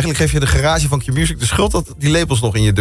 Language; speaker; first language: Dutch; native; Dutch